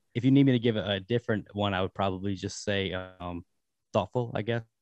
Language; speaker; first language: English; native; English